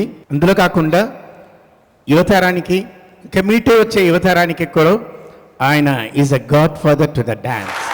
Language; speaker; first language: Telugu; native; Telugu